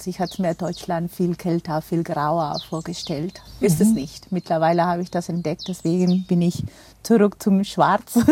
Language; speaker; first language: German; non-native, fluent; Spanish